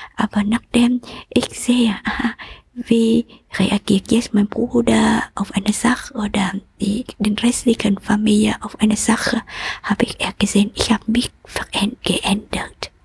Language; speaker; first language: German; non-native, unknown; Vietnamese